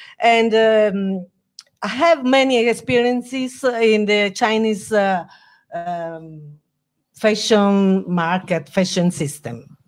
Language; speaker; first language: English; non-native, learner; Italian